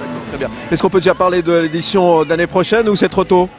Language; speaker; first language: French; native; French